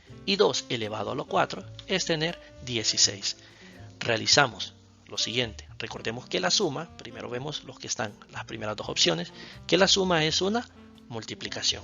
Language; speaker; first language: Spanish; native; Spanish